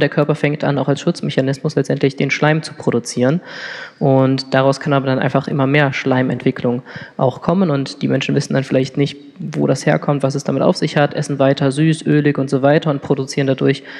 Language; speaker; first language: German; native; German